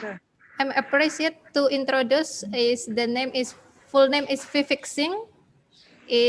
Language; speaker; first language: English; non-native, learner; Indonesian